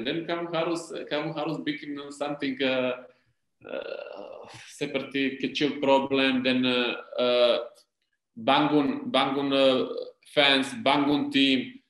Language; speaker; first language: Indonesian; non-native, learner; Serbian